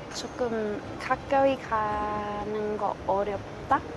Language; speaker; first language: Korean; non-native, fluent; English